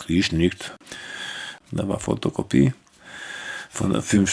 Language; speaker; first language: German; non-native, fluent; Romanian